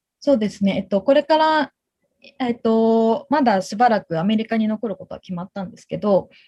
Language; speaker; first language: Japanese; native; Japanese